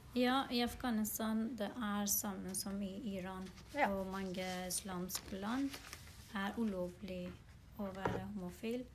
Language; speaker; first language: Norwegian; non-native, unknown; Persian